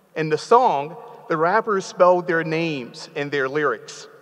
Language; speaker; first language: English; native; English